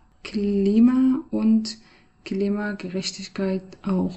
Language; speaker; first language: German; non-native, learner; Persian